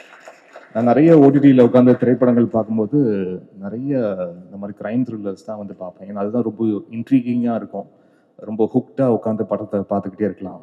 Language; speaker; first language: Tamil; native; Tamil